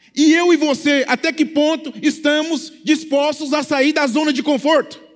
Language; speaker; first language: Portuguese; native; Portuguese